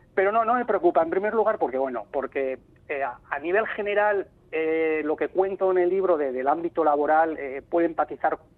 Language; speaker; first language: Spanish; native; Spanish